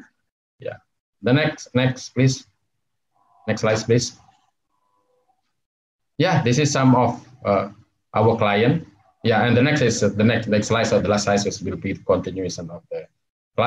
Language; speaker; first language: English; non-native, fluent; Javanese